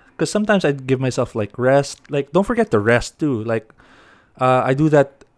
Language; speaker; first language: English; non-native, local second language; Filipino